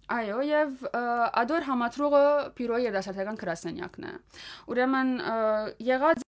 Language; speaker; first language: Armenian; early bilingual, heritage; Armenian